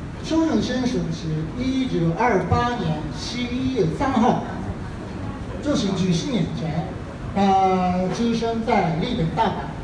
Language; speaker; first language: Chinese; non-native, fluent; Japanese